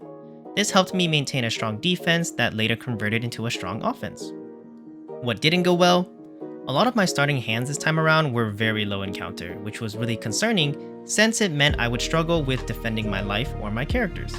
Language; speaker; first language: English; native; English